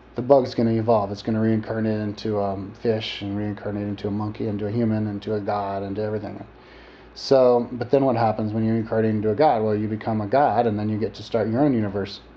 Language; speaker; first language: English; native; English